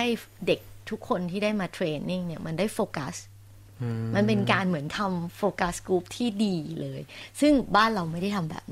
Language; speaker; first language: Thai; native; Thai